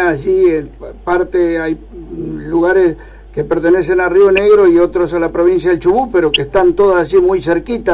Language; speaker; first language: Spanish; native; Spanish